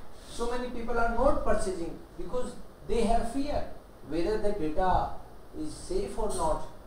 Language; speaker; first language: English; non-native, local second language; Hindi